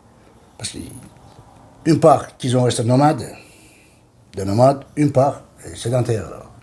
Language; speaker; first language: French; non-native, learner; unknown